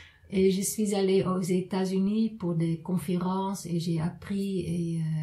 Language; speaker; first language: French; non-native, fluent; Dutch